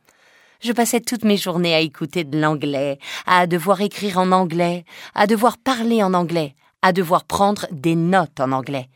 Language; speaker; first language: French; native; French